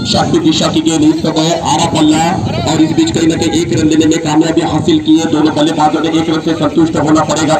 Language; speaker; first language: Hindi; non-native, local second language; Marathi